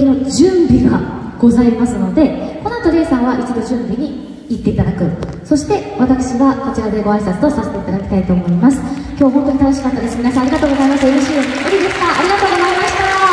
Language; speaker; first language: Japanese; native; Japanese